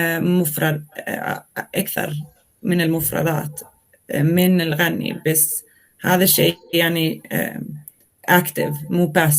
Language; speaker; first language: Arabic; non-native, learner; Swedish